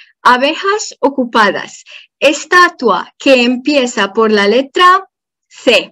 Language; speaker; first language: Spanish; non-native, fluent; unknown